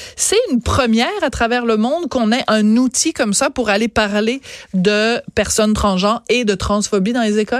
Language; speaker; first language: French; native; French